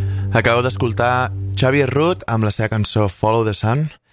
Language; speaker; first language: Catalan; native; Catalan